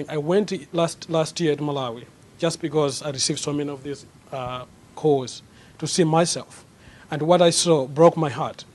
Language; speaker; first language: English; non-native, local second language; Nyanja